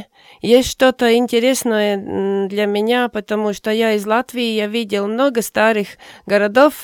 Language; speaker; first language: Russian; non-native, fluent; Latvian